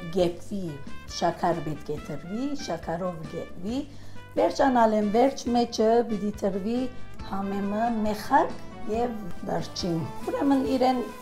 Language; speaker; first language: Armenian; early bilingual, heritage; Armenian